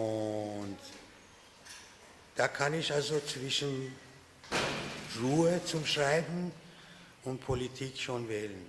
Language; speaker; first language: German; non-native, fluent; Persian